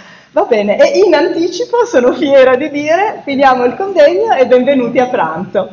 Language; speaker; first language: Italian; native; Italian